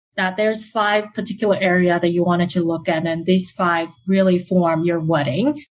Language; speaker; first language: English; early bilingual, other home language; Chinese